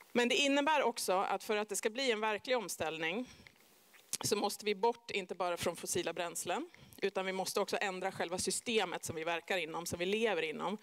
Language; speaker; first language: Swedish; native; Swedish